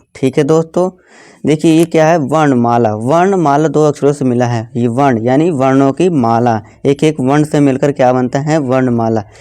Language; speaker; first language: Hindi; native; Hindi